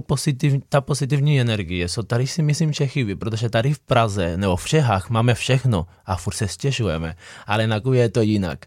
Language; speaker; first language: Czech; non-native, fluent; Spanish